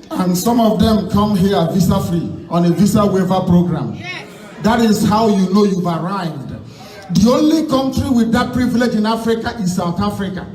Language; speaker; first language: English; non-native, local second language; Igbo